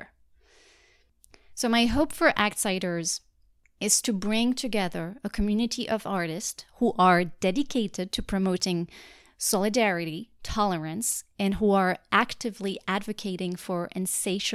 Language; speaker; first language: English; non-native, fluent; French